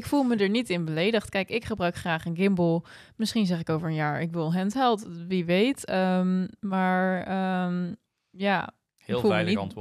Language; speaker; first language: Dutch; native; Dutch